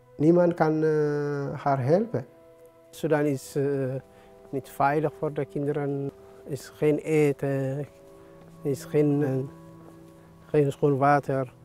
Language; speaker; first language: Dutch; non-native, learner; Tigrinya